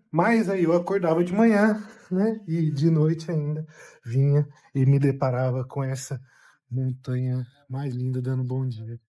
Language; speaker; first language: Portuguese; native; Portuguese